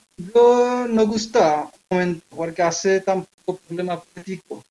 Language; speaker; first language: Spanish; non-native, learner; Bangla